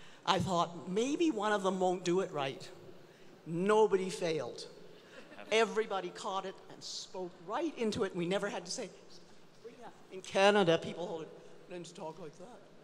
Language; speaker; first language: English; native; English